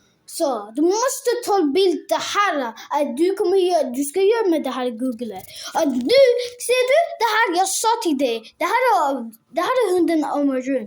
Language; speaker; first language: Swedish; non-native, local second language; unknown